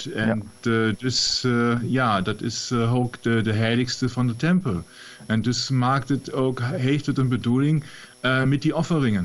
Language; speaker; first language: Dutch; non-native, fluent; German